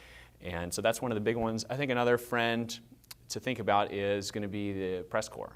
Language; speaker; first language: English; native; English